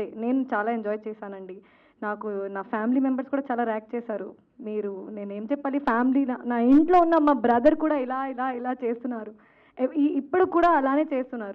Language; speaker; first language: Telugu; non-native, learner; Hindi